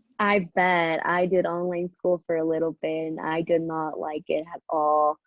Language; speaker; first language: English; early bilingual, other home language; Spanish